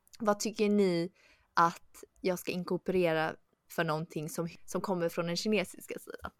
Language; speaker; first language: Swedish; native; Swedish